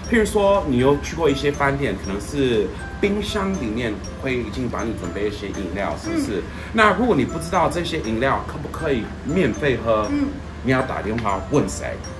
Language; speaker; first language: Chinese; non-native, fluent; English